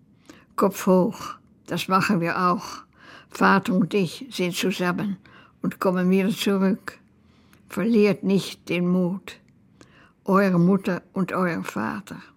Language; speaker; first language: German; non-native, fluent; Dutch